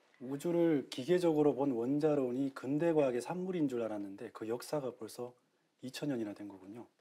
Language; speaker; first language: Korean; native; Korean